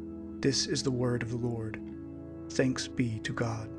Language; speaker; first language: English; native; English